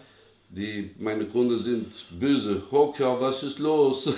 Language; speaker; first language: German; non-native, learner; Albanian